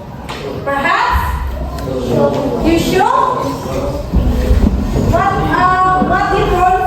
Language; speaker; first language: English; non-native, fluent; Indonesian